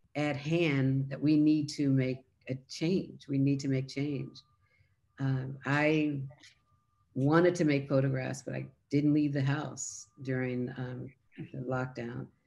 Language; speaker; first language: English; native; English